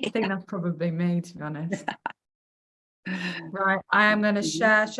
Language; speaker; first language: English; native; English